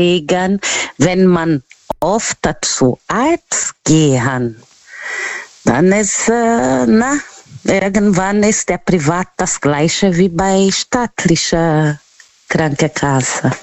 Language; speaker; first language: German; non-native, learner; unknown